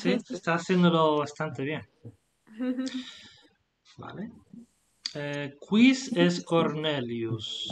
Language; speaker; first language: Spanish; non-native, fluent; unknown